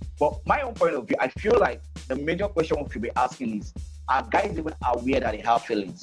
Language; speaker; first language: English; non-native, local second language; Yoruba